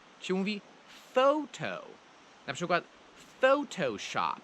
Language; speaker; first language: Polish; non-native, fluent; English